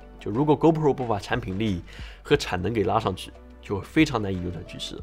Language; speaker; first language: Chinese; native; Chinese